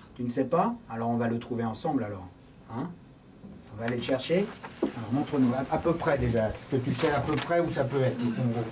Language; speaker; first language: French; native; French